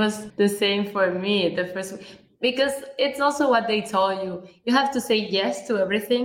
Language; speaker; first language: English; non-native, fluent; Catalan